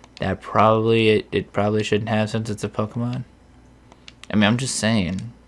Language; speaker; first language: English; native; English